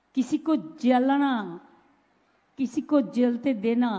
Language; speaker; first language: Hindi; non-native, local second language; Bangla